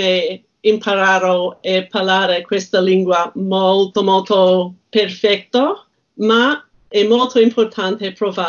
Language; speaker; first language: Italian; non-native, learner; English